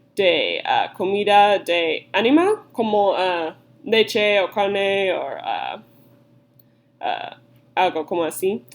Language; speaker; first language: Spanish; non-native, learner; English